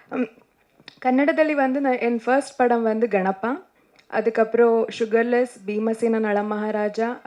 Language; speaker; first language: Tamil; non-native, learner; Kannada